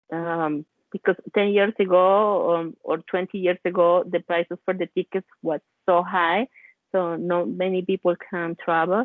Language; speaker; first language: English; non-native, learner; Spanish